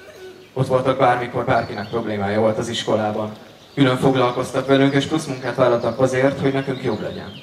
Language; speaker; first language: Hungarian; native; Hungarian